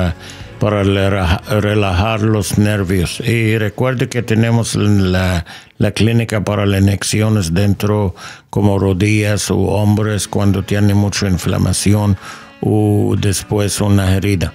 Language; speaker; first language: Spanish; non-native, learner; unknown